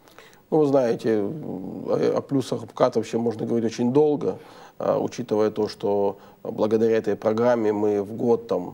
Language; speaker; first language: Russian; native; Russian